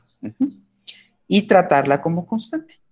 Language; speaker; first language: Spanish; native; Spanish